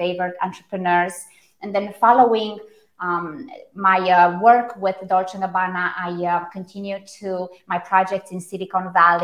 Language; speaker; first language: English; non-native, fluent; Romanian